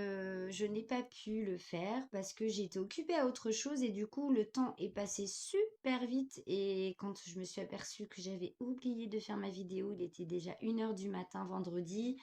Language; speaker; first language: French; native; French